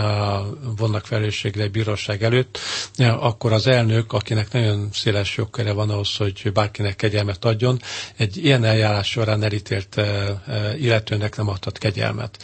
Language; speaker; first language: Hungarian; native; Hungarian